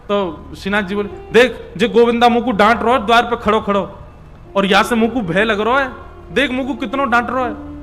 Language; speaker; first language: Hindi; native; Hindi